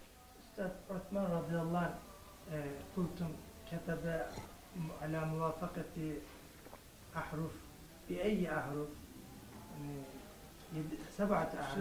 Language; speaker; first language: Arabic; non-native, learner; Turkish